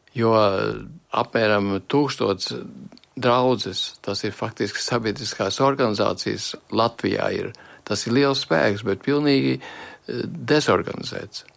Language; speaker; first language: Latvian; native; Latvian